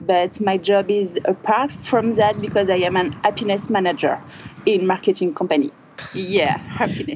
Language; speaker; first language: English; non-native, learner; French